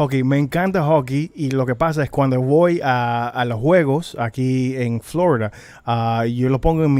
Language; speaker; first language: Spanish; early bilingual, heritage; Spanish